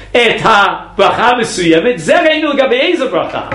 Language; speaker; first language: Hebrew; non-native, fluent; English